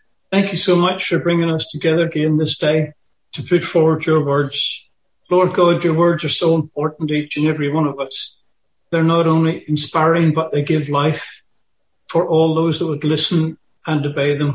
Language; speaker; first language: English; native; English